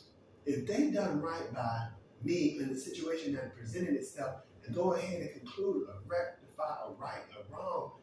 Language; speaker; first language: English; native; English